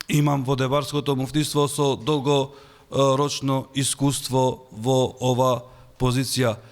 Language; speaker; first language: Macedonian; non-native, local second language; Albanian